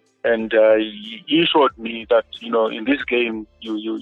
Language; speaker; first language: English; non-native, local second language; Shona